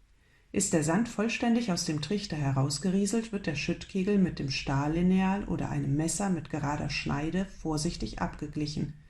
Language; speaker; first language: German; native; German